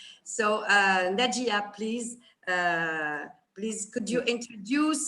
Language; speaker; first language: English; non-native, fluent; Arabic